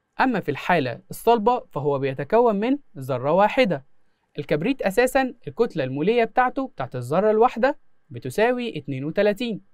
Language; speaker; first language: Arabic; native; Arabic